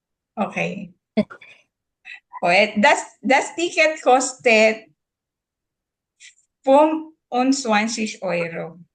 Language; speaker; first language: German; non-native, learner; Filipino